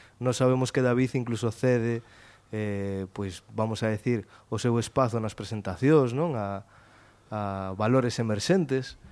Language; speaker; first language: Galician; non-native, local second language; Spanish